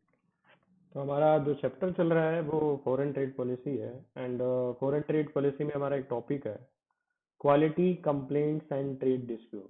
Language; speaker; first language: Hindi; native; Hindi